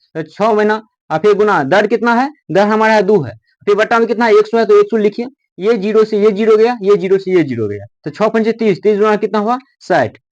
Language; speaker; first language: Hindi; native; Hindi